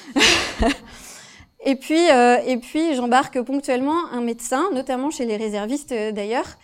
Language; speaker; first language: French; native; French